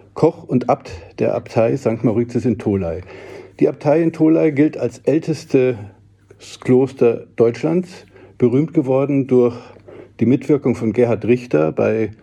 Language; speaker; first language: German; native; German